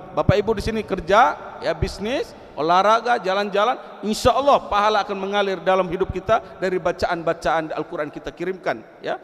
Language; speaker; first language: Indonesian; non-native, local second language; Tetum